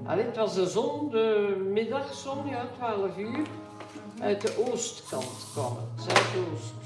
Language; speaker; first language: Dutch; native; Dutch